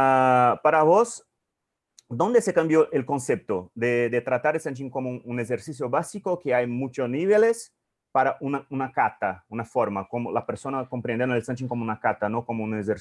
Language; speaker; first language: Spanish; non-native, fluent; Portuguese